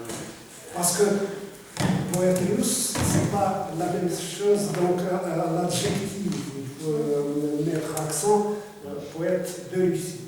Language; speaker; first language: French; non-native, fluent; Russian